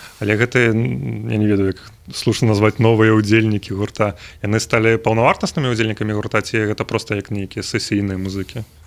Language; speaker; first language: Belarusian; non-native, local second language; Russian